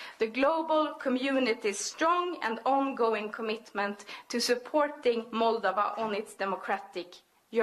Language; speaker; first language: English; non-native, fluent; Swedish